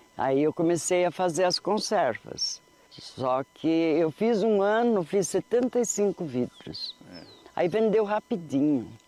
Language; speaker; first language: Portuguese; native; Portuguese